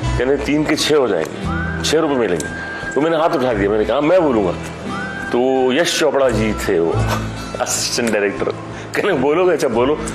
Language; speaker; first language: Hindi; native; Hindi